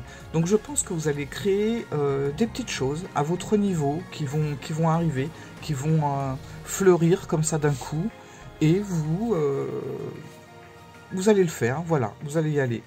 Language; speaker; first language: French; native; French